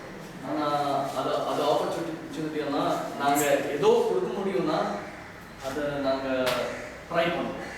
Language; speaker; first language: Tamil; non-native, local second language; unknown